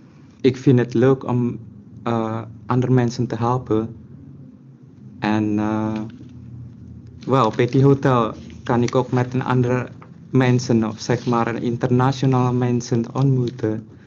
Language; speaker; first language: Dutch; non-native, learner; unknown